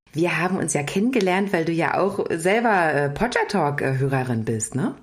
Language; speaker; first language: German; native; German